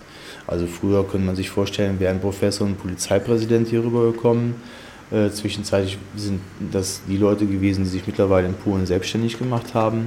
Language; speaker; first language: German; native; German